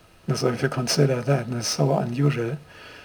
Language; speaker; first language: English; non-native, fluent; German